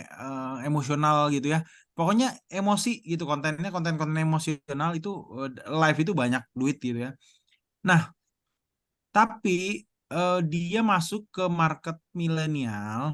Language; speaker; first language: Indonesian; native; Indonesian